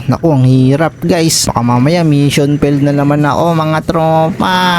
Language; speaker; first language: Filipino; native; Filipino